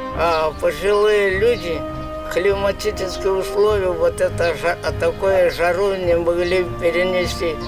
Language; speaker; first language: Russian; non-native, local second language; Korean